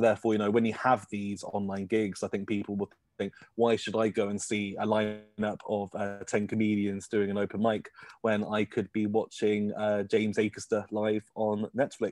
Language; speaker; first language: English; native; English